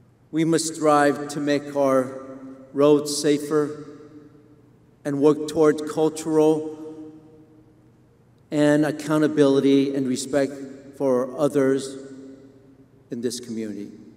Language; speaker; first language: English; non-native, fluent; Vietnamese